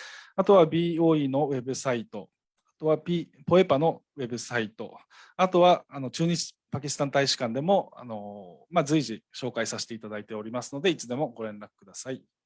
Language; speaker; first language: Japanese; native; Japanese